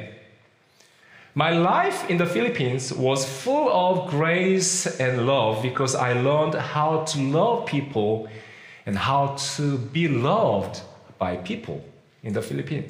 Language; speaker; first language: English; non-native, fluent; Korean